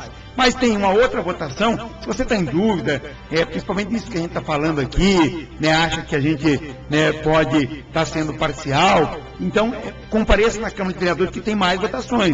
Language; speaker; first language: Portuguese; native; Portuguese